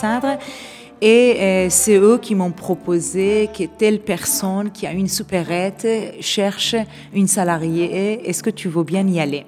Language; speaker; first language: French; non-native, fluent; Persian